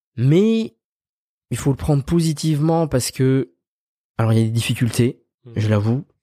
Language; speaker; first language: French; early bilingual, other home language; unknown